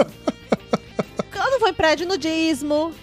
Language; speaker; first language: Portuguese; native; Portuguese